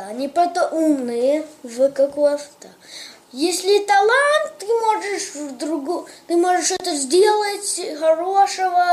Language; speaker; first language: Russian; early bilingual, heritage; English